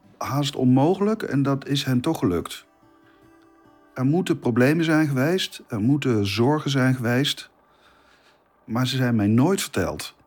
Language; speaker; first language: Dutch; native; Dutch